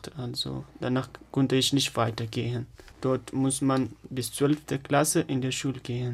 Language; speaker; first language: German; non-native, fluent; Pashto